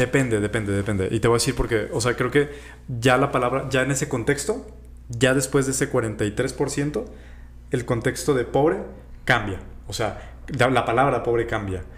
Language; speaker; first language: Spanish; native; Spanish